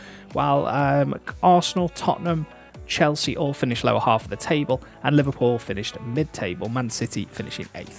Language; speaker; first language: English; native; English